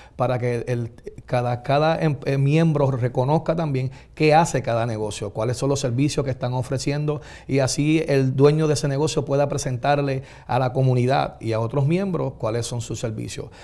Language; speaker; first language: Spanish; native; Spanish